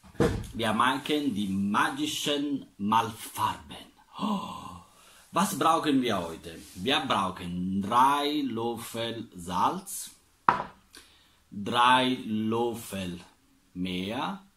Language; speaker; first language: German; non-native, learner; Italian